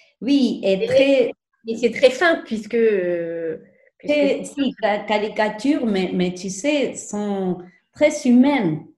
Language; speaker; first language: French; non-native, learner; Spanish